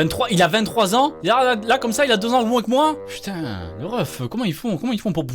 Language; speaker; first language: French; native; French